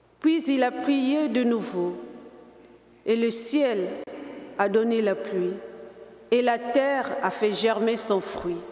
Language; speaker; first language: French; native; French